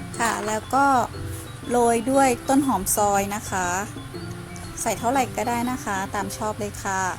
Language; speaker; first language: Thai; native; Thai